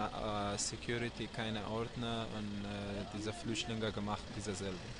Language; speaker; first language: German; non-native, learner; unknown